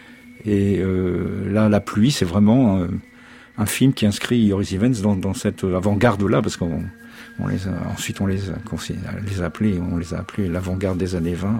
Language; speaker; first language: French; native; French